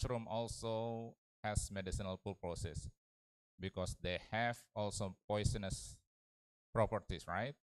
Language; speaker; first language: English; non-native, learner; Indonesian